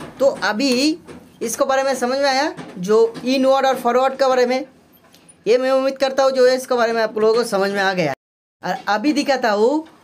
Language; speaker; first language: Hindi; non-native, local second language; Bangla